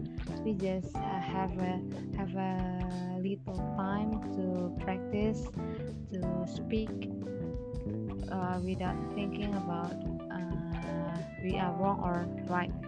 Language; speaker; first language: English; non-native, learner; Indonesian